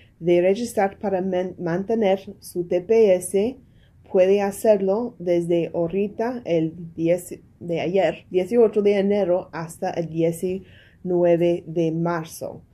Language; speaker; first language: Spanish; non-native, learner; English